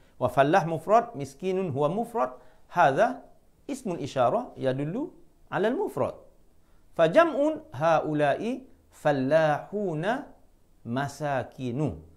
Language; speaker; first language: Arabic; non-native, fluent; Malay